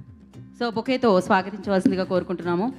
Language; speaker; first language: Telugu; native; Telugu